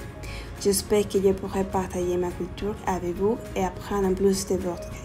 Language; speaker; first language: French; non-native, fluent; Spanish